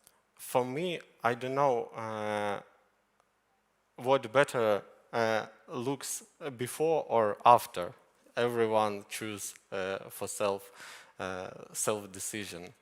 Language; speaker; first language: English; non-native, learner; Ukrainian